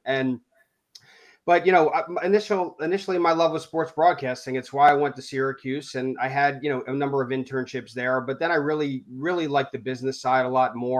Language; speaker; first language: English; native; English